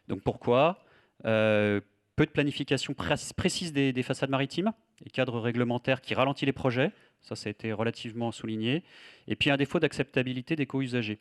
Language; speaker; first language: French; native; French